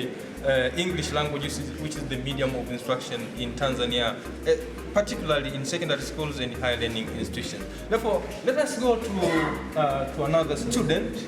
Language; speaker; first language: English; non-native, local second language; Swahili